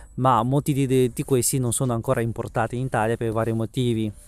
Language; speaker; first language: Italian; early bilingual, other home language; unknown